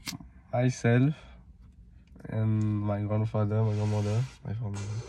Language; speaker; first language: English; non-native, learner; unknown